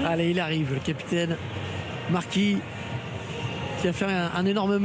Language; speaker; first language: French; native; French